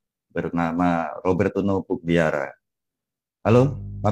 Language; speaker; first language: Indonesian; native; Indonesian